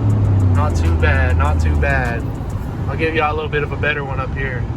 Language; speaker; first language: English; native; English